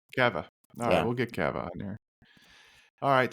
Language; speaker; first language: English; native; English